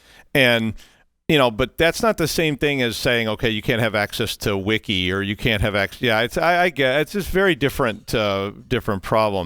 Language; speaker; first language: English; native; English